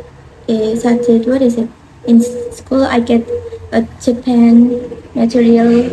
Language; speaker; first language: English; non-native, learner; Indonesian